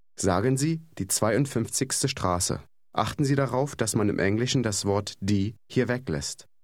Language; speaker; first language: German; native; German